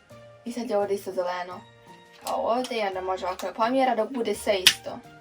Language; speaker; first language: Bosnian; early bilingual, heritage; Serbian